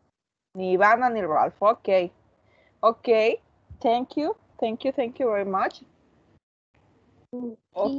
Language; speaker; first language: English; non-native, learner; Spanish